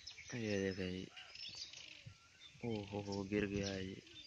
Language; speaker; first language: Hindi; non-native, local second language; Punjabi